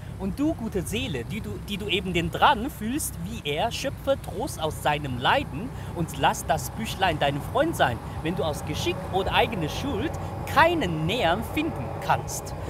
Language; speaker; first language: German; non-native, fluent; Chinese